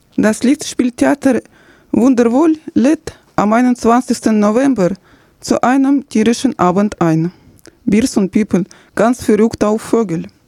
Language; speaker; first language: German; non-native, fluent; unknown